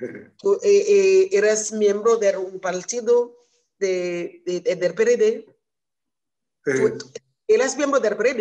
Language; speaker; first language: Spanish; non-native, learner; Haitian Creole